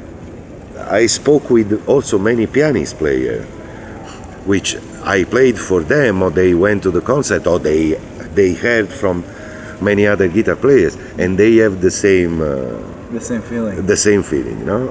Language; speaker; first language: English; non-native, fluent; Italian